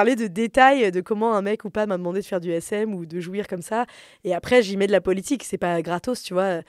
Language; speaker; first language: French; native; French